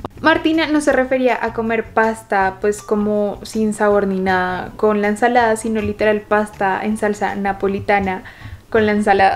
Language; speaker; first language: Spanish; native; Spanish